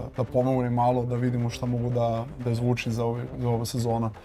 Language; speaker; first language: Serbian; non-native, learner; Portuguese